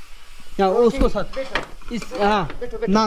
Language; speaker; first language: Hindi; non-native, learner; Bangla